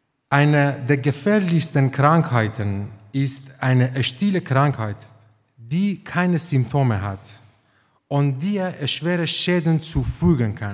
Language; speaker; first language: German; non-native, fluent; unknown